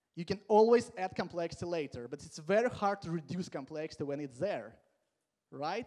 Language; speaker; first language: English; non-native, fluent; Latvian